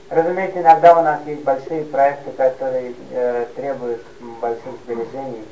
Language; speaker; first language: Russian; native; Russian